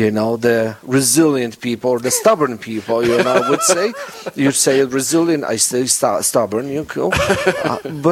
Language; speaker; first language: English; non-native, fluent; Polish